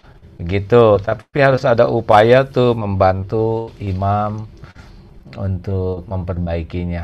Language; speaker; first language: Indonesian; native; Indonesian